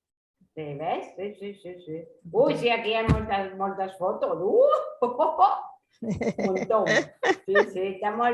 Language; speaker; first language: Catalan; non-native, fluent; Spanish